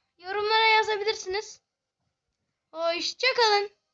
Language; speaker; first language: Turkish; native; Turkish